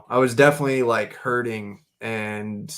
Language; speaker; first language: English; native; English